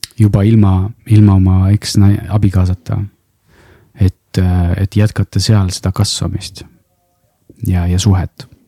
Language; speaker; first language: Estonian; non-native, local second language; Russian